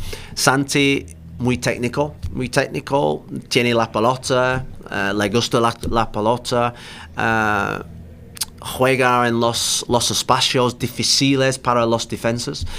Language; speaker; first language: Spanish; non-native, learner; English